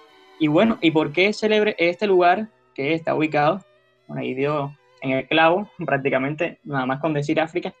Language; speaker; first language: Spanish; native; Spanish